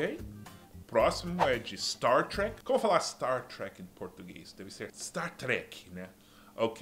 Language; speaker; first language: Portuguese; non-native, fluent; English